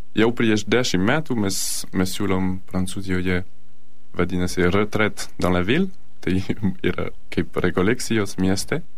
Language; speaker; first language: Lithuanian; non-native, fluent; French